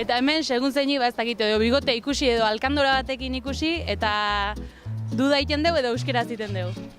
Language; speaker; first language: Basque; native; Basque